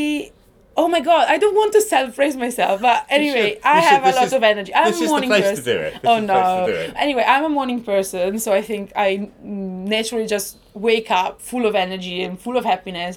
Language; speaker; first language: English; non-native, fluent; Italian